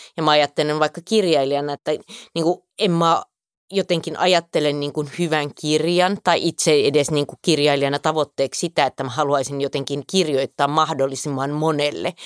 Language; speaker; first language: Finnish; native; Finnish